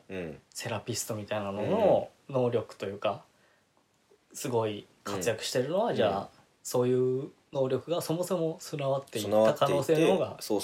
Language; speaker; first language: Japanese; native; Japanese